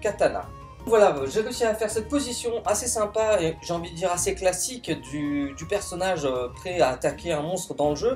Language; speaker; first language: French; native; French